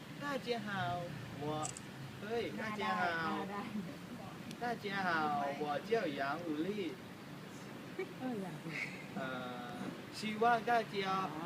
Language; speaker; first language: Chinese; non-native, learner; Thai